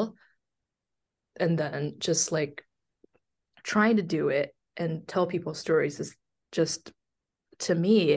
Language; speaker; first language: English; non-native, fluent; Chinese